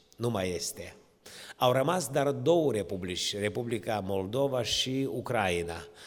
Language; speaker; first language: Romanian; non-native, local second language; Ukrainian